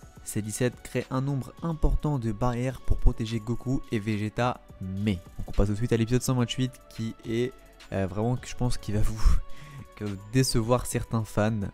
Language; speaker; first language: French; native; French